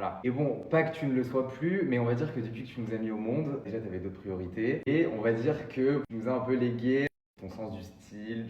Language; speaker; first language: French; native; French